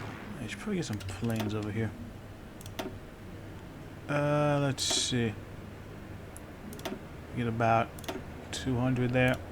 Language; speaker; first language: English; native; English